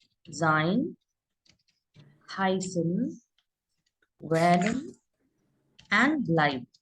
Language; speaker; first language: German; non-native, learner; Hindi